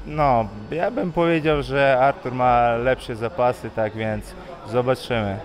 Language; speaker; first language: Polish; non-native, fluent; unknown